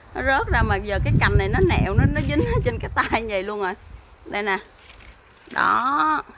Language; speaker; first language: Vietnamese; early bilingual, heritage; Vietnamese